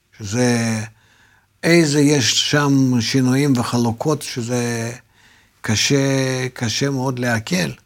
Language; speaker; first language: Hebrew; non-native, fluent; Russian